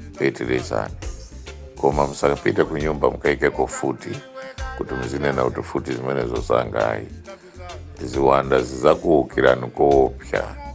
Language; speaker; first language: Nyanja; non-native, local second language; Tumbuka